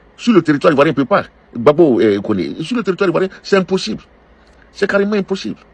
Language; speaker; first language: French; non-native, local second language; Dyula